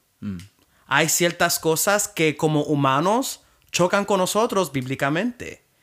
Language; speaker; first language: Spanish; early bilingual, heritage; Spanish